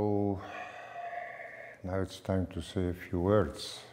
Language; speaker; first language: English; non-native, fluent; Polish